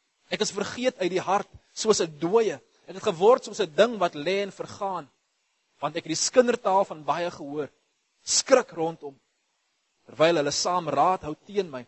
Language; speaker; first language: Afrikaans; native; Afrikaans